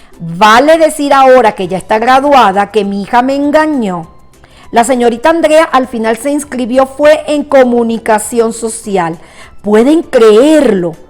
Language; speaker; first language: Spanish; native; Spanish